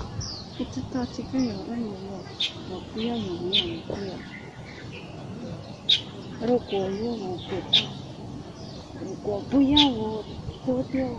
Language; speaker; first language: Chinese; non-native, learner; Indonesian